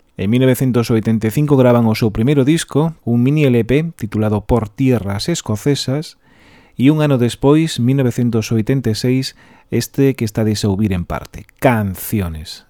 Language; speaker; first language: Galician; non-native, local second language; Spanish